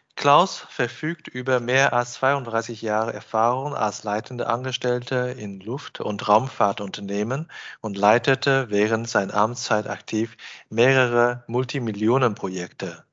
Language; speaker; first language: German; non-native, fluent; Chinese